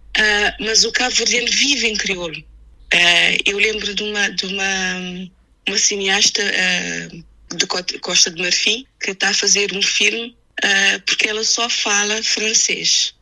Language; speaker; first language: Portuguese; non-native, local second language; Kabuverdianu